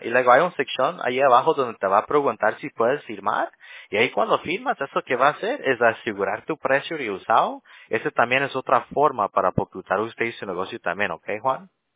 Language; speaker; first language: Spanish; early bilingual, heritage; Spanish